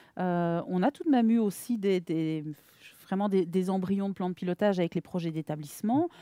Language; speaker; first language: French; native; French